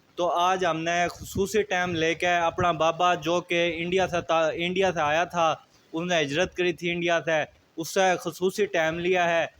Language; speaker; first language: Hindi; native; Hindi